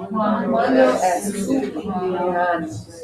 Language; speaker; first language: Spanish; non-native, learner; English